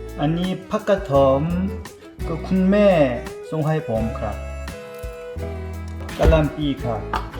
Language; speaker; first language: Thai; non-native, learner; Korean